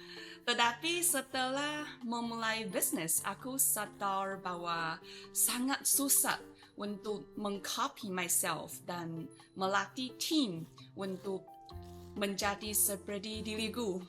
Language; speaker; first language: Indonesian; non-native, fluent; Chinese